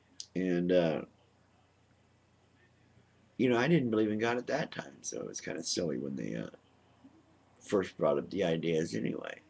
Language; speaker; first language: English; native; English